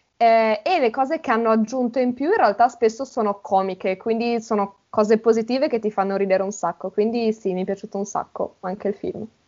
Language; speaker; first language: Italian; native; Italian